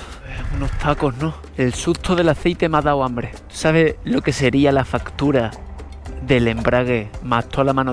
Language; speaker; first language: Spanish; native; Spanish